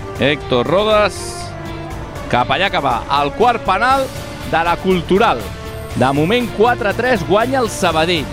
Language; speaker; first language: Catalan; native; Catalan